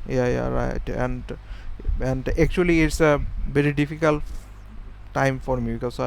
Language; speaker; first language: English; non-native, fluent; Bangla